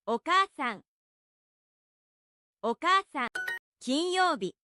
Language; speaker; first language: Japanese; non-native, learner; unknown